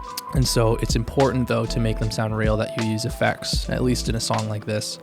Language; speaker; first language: English; native; English